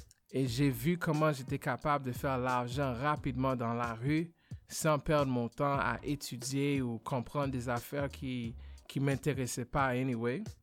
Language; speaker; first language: French; non-native, fluent; English